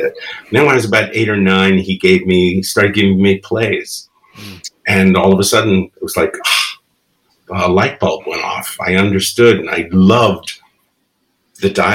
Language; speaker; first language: English; early bilingual, other home language; Spanish